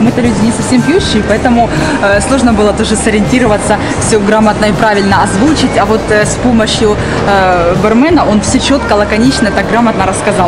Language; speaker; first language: Russian; native; Russian